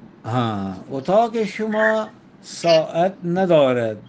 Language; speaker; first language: Persian; non-native, fluent; Urdu